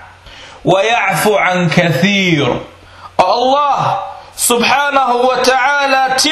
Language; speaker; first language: Danish; non-native, fluent; Arabic